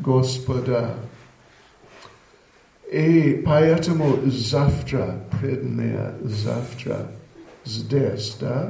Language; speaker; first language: Russian; non-native, learner; English